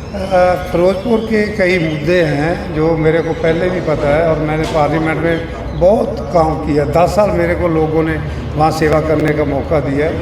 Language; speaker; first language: Hindi; non-native, local second language; Punjabi